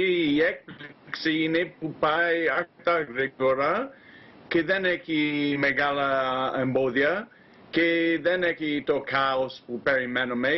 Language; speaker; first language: Greek; non-native, fluent; English